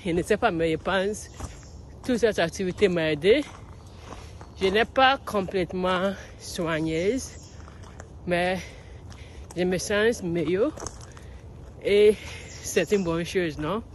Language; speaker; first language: French; non-native, learner; English